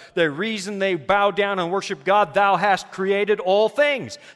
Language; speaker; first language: English; native; English